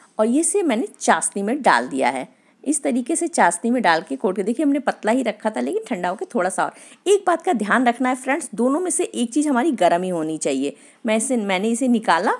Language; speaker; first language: Hindi; native; Hindi